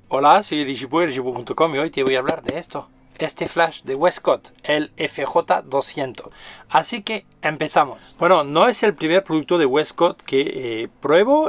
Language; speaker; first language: Spanish; non-native, fluent; French